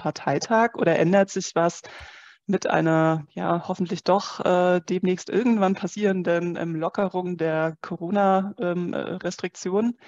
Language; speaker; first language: German; native; German